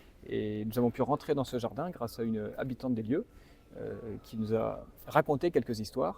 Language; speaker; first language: French; native; French